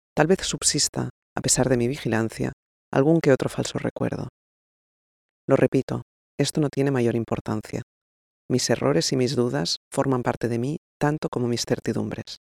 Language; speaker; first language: Spanish; non-native, local second language; Catalan